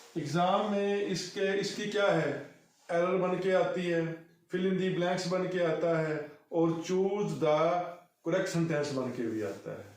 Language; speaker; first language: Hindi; non-native, local second language; Punjabi